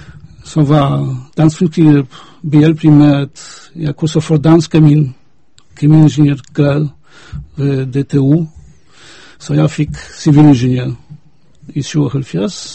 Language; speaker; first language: Danish; non-native, fluent; Polish